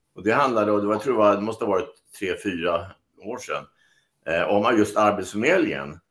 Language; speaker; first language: Swedish; native; Swedish